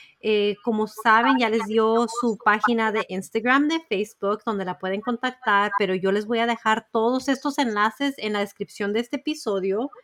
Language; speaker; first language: Spanish; early bilingual, heritage; Spanish